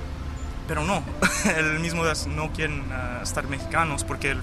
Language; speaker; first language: Spanish; early bilingual, heritage; English